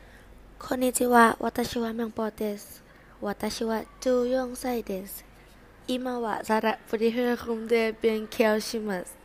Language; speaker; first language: Japanese; non-native, learner; Thai